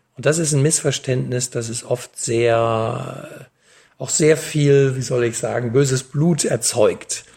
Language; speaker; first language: German; native; German